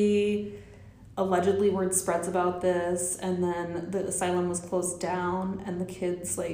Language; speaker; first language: English; native; English